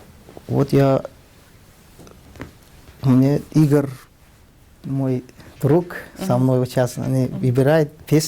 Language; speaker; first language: Russian; non-native, learner; Tajik